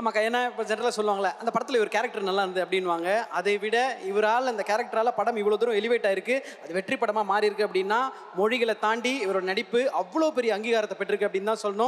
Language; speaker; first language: Tamil; native; Tamil